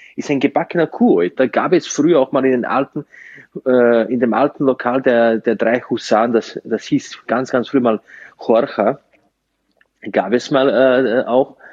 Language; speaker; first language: German; non-native, fluent; Slovenian